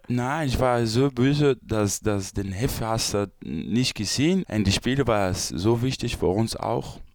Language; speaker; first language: German; non-native, learner; Portuguese